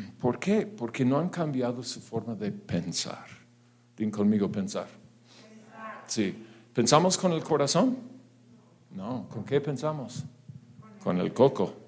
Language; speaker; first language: Spanish; non-native, fluent; English